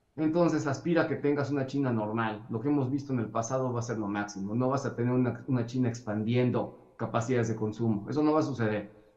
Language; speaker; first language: Spanish; native; Spanish